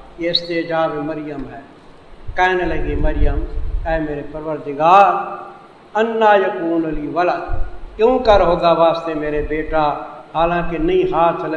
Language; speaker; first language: Urdu; non-native, local second language; Saraiki